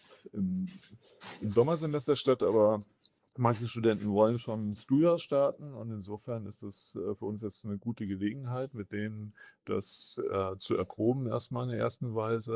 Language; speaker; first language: German; native; German